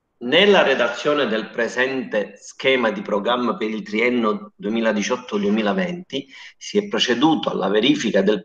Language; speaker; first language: Italian; native; Italian